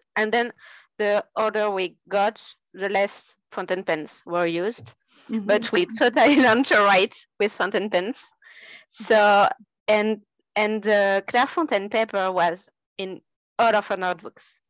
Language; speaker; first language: English; non-native, fluent; French